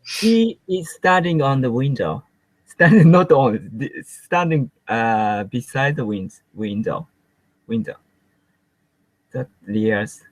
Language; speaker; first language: English; non-native, learner; Japanese